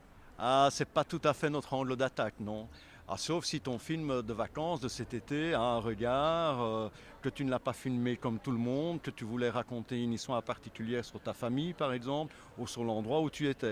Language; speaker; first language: French; native; French